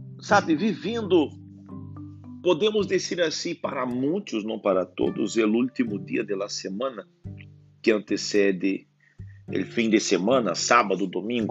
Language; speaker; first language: Portuguese; non-native, learner; Spanish